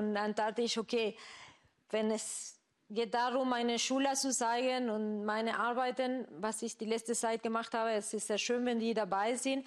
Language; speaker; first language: German; non-native, fluent; Spanish